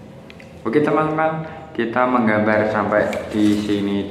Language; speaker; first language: Indonesian; native; Indonesian